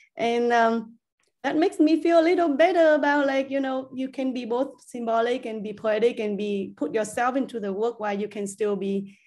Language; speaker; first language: English; non-native, fluent; Vietnamese